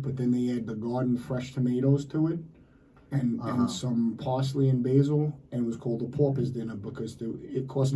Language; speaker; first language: English; native; English